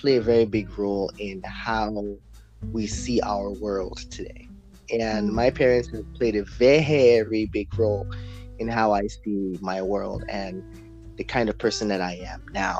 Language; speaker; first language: English; non-native, local second language; Yoruba